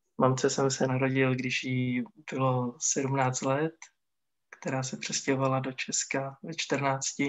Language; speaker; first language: Czech; non-native, local second language; Romany